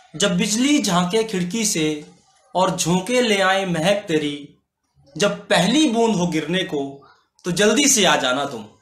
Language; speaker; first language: Hindi; native; Hindi